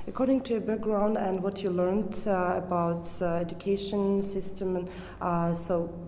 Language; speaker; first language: English; non-native, fluent; Georgian